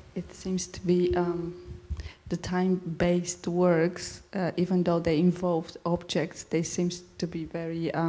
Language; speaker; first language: English; non-native, fluent; Bulgarian